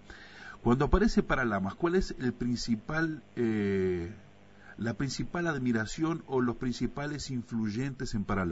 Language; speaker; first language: Spanish; native; Spanish